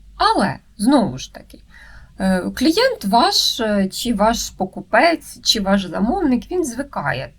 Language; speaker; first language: Ukrainian; native; Ukrainian